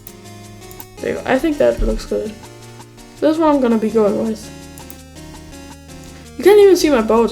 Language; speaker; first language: English; native; English